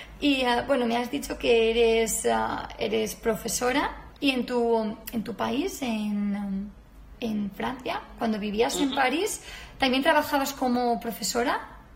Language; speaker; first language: Spanish; native; Spanish